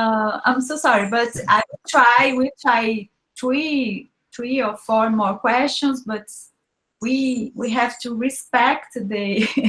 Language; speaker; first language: English; non-native, learner; Portuguese